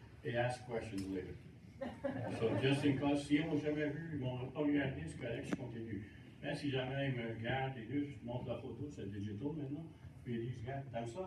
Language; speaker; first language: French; non-native, local second language; English